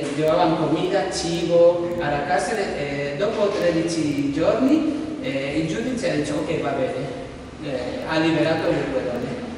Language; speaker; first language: Italian; non-native, learner; Spanish